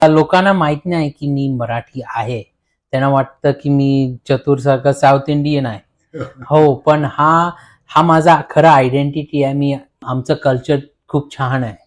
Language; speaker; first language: Marathi; early bilingual, heritage; Marathi